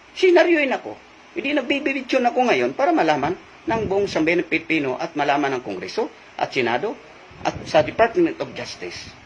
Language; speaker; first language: Filipino; non-native, local second language; Cebuano